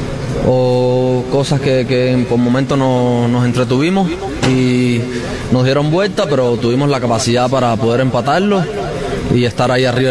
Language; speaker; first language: Spanish; native; Spanish